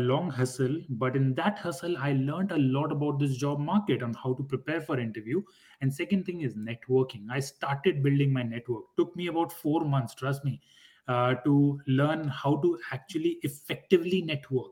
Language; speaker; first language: English; non-native, local second language; Hindi